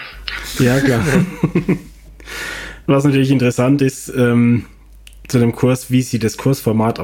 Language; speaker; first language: German; native; German